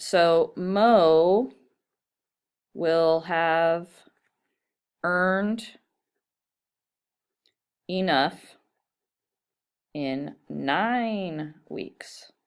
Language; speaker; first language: English; native; English